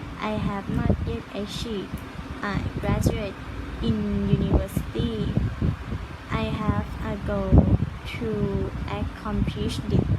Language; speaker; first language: English; non-native, learner; Thai